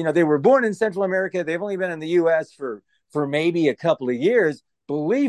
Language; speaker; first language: English; native; English